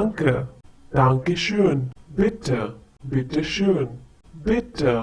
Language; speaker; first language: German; non-native, fluent; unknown